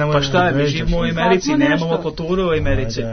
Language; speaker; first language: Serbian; early bilingual, heritage; English